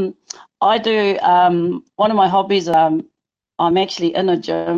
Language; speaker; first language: English; non-native, local second language; Māori